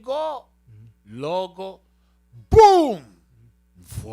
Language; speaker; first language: Portuguese; non-native, learner; Spanish